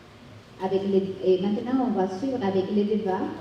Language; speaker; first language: French; non-native, fluent; Spanish